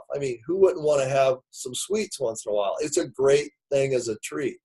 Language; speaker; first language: English; native; English